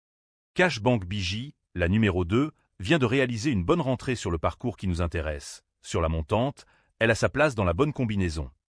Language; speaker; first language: French; native; French